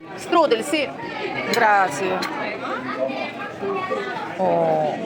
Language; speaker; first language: Italian; non-native, learner; Ukrainian